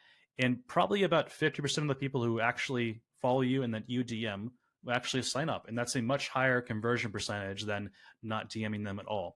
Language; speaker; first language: English; native; English